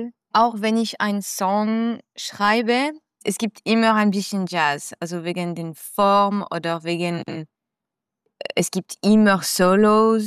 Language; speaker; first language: German; non-native, local second language; French